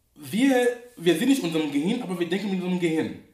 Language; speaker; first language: German; non-native, fluent; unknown